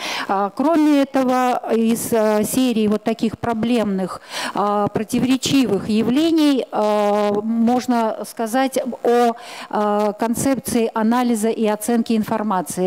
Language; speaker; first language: Russian; native; Russian